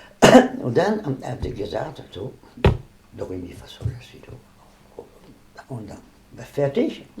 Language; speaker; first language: German; non-native, learner; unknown